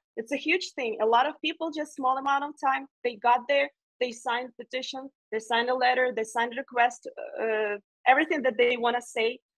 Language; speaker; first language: English; non-native, fluent; Ukrainian